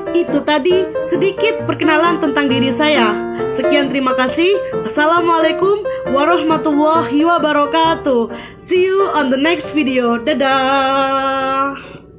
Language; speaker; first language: Indonesian; non-native, local second language; Madurese